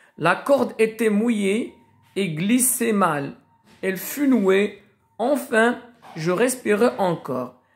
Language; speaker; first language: French; non-native, local second language; Arabic